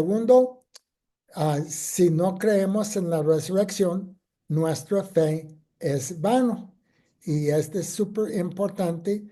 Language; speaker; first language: Spanish; non-native, fluent; English